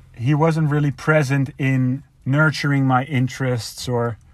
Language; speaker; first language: English; non-native, fluent; Dutch